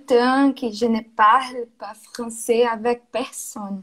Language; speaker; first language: French; non-native, learner; Portuguese